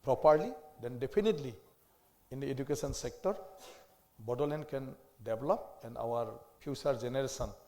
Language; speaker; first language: English; non-native, local second language; Assamese